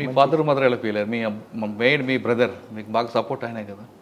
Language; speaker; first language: Telugu; native; Telugu